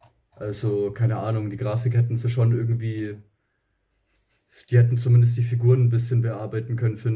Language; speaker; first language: German; native; German